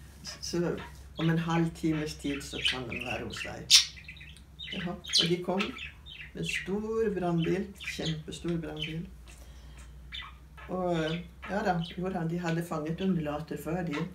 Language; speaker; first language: Norwegian; native; Norwegian